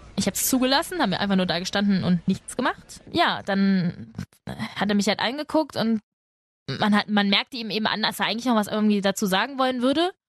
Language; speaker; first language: German; early bilingual, other home language; Spanish